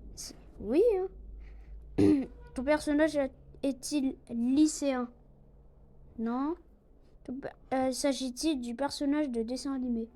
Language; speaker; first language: French; non-native, local second language; Arabic